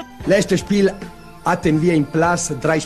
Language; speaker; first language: German; non-native, learner; Italian